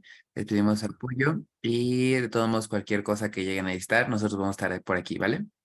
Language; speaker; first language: Spanish; native; Spanish